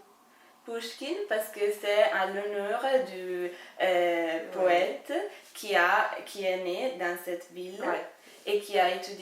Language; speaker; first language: French; non-native, fluent; Italian